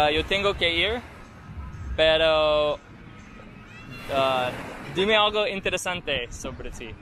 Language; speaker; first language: Spanish; non-native, learner; English